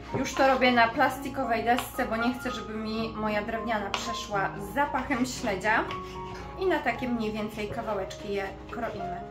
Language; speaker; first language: Polish; native; Polish